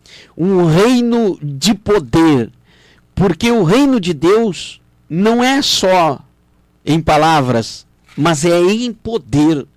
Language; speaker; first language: Portuguese; native; Portuguese